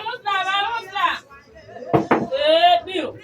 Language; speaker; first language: Portuguese; non-native, learner; Haitian Creole